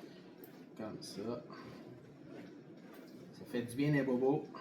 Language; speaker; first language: French; native; French